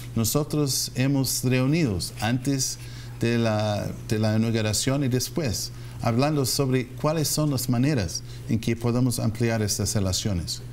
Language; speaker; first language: Spanish; non-native, fluent; English